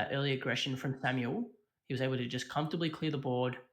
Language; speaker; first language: English; native; English